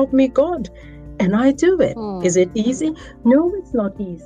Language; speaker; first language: English; non-native, local second language; Acoli